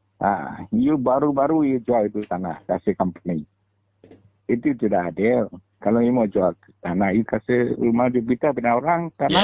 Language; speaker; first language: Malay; non-native, local second language; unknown